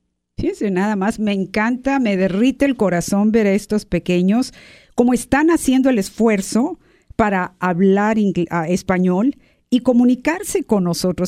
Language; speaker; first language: Spanish; native; Spanish